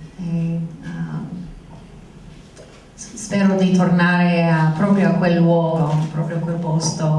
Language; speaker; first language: Italian; non-native, fluent; English